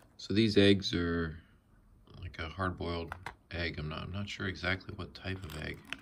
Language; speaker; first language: English; native; English